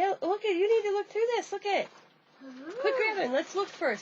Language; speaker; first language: English; native; English